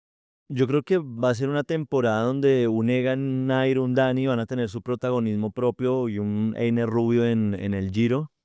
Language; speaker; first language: Spanish; native; Spanish